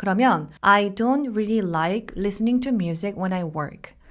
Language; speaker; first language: English; non-native, fluent; Korean